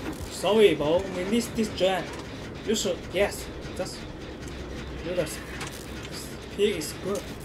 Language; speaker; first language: English; non-native, learner; Chinese